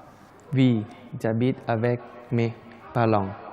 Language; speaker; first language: French; non-native, learner; Thai